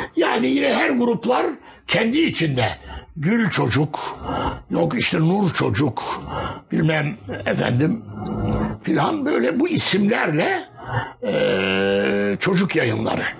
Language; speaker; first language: Turkish; native; Turkish